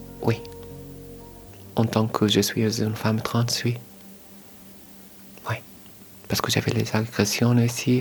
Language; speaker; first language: French; non-native, learner; Arabic